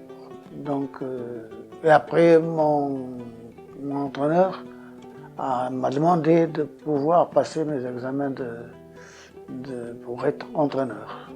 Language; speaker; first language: French; non-native, fluent; Portuguese